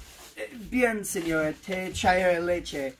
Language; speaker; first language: Spanish; non-native, learner; English